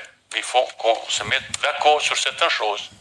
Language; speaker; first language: French; non-native, fluent; Bosnian